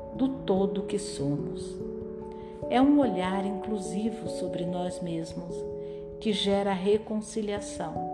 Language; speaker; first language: Portuguese; non-native, fluent; French